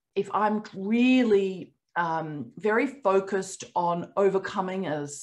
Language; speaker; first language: English; native; English